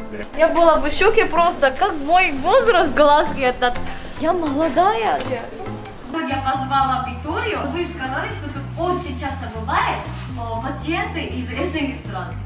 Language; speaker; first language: Russian; non-native, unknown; Korean